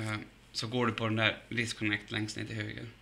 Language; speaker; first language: Swedish; native; Swedish